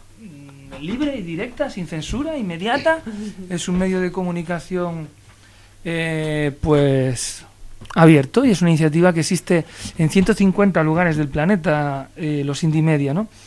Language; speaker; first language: Spanish; native; Spanish